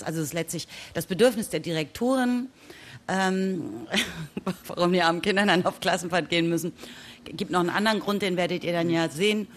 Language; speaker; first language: German; native; German